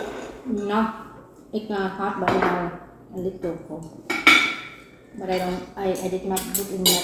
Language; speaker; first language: English; non-native, learner; Vietnamese